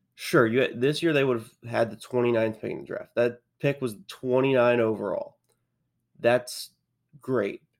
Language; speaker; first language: English; native; English